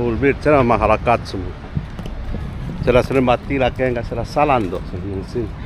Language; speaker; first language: Finnish; non-native, learner; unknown